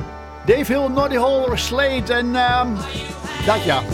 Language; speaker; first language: Dutch; native; Dutch